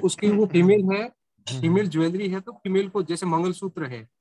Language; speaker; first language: Hindi; native; Hindi